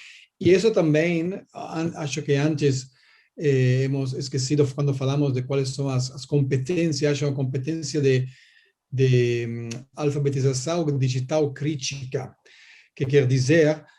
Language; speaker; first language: Portuguese; non-native, learner; Italian